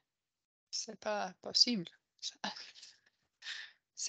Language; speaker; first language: French; non-native, fluent; English